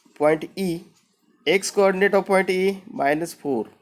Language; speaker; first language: English; non-native, local second language; Marathi